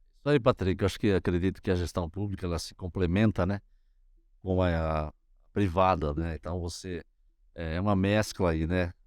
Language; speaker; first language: Portuguese; native; Portuguese